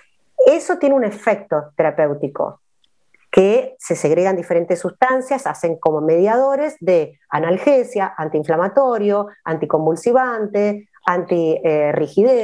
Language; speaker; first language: Spanish; native; Spanish